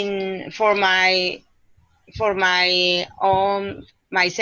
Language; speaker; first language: English; non-native, learner; Spanish